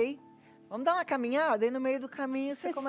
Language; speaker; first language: Portuguese; native; Portuguese